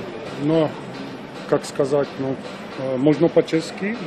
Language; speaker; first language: Russian; non-native, learner; Czech